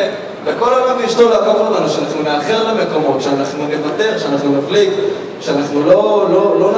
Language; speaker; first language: Hebrew; native; Hebrew